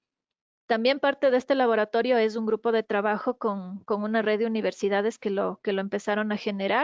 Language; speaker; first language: Spanish; native; Spanish